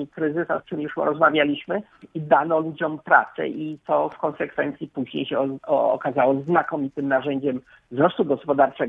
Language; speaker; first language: Polish; native; Polish